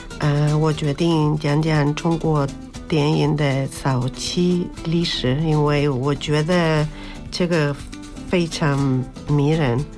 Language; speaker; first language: Chinese; non-native, learner; Spanish